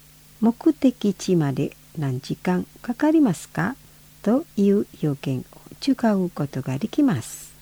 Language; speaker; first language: Japanese; non-native, fluent; Indonesian